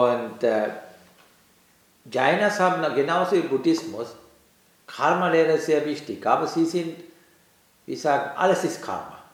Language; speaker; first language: German; non-native, learner; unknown